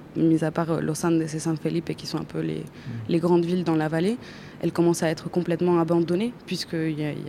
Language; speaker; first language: French; non-native, fluent; Spanish